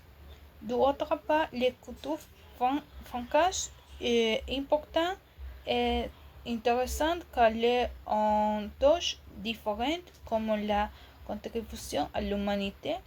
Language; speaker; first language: French; non-native, learner; Spanish